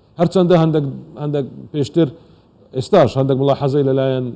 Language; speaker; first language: Central Kurdish; non-native, local second language; Assyrian Neo-Aramaic